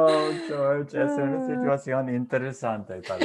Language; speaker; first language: Spanish; non-native, fluent; English